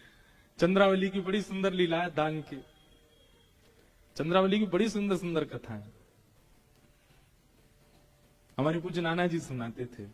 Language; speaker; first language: Hindi; native; Hindi